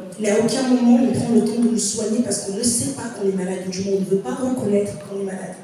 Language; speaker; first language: French; native; French